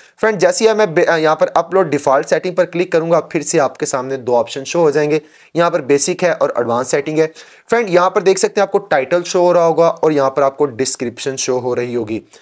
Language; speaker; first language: Urdu; non-native, local second language; Punjabi